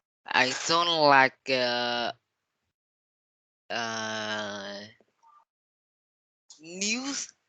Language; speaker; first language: English; non-native, learner; Vietnamese